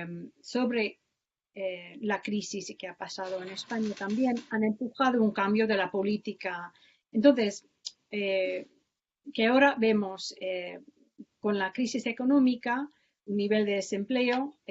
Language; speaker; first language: Spanish; non-native, fluent; English